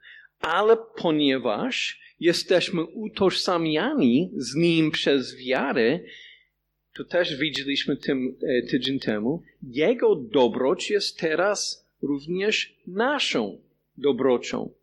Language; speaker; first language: Polish; non-native, fluent; English